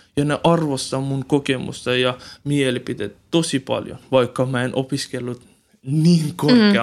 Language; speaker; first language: Finnish; non-native, learner; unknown